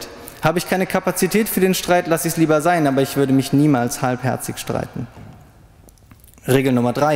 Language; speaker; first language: German; native; German